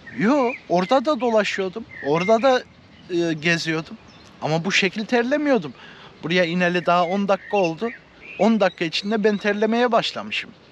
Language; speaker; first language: Turkish; early bilingual, heritage; Turkish